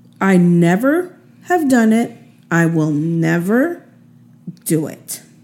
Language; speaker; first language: English; early bilingual, other home language; Spanish